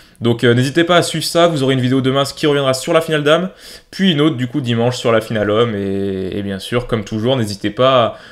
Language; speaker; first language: French; native; French